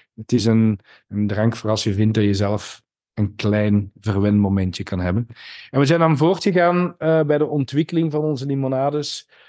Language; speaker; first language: Dutch; native; Dutch